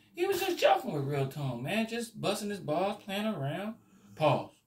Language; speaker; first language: English; native; English